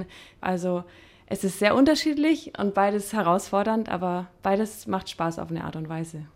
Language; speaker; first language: German; native; German